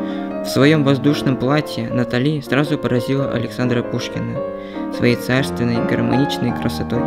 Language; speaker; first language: Russian; native; Russian